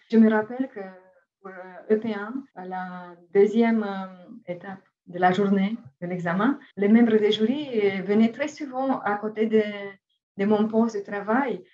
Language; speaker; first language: French; non-native, fluent; Romanian